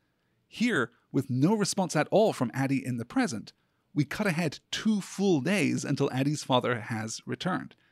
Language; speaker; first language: English; native; English